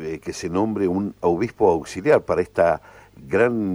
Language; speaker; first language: Spanish; native; Spanish